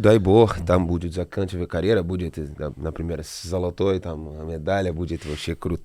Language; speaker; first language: Russian; non-native, learner; Portuguese